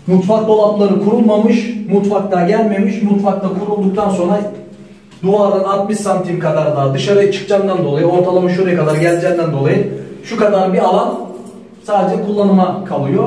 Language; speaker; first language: Turkish; native; Turkish